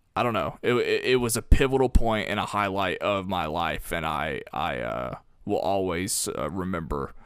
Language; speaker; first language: English; native; English